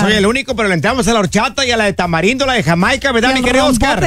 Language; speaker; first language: Spanish; native; Spanish